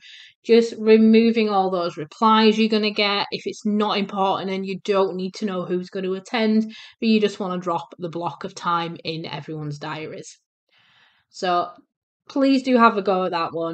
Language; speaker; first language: English; native; English